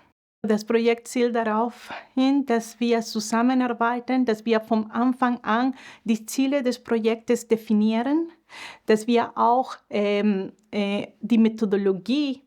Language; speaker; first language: German; non-native, fluent; Spanish